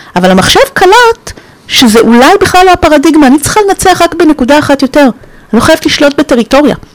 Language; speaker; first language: Hebrew; non-native, fluent; Romanian